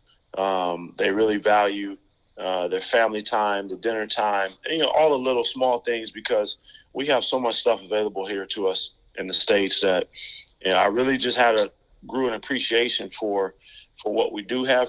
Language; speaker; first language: English; native; English